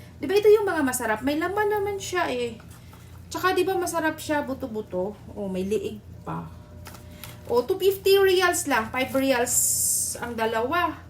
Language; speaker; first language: Filipino; non-native, local second language; Cebuano